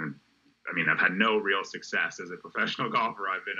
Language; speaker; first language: English; native; English